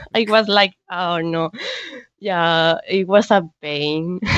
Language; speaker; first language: English; non-native, learner; Spanish